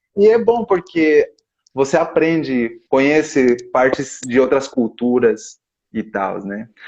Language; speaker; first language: Portuguese; non-native, fluent; Spanish